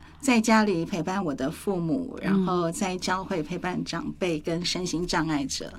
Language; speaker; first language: Chinese; native; Chinese